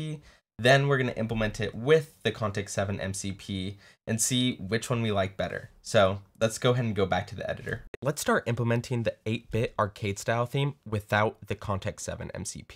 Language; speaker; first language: English; native; English